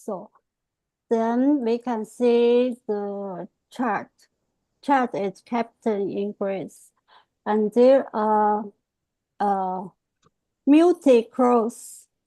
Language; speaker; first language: English; non-native, fluent; Chinese